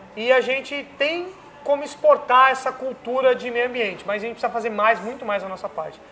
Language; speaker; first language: Portuguese; native; Portuguese